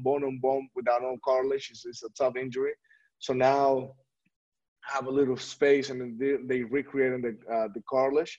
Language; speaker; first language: English; non-native, fluent; Spanish